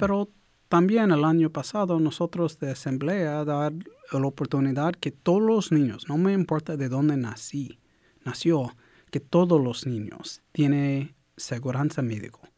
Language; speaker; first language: Spanish; early bilingual, heritage; English